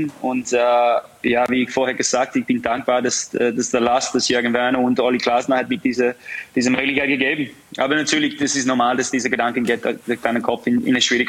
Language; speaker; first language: German; non-native, fluent; English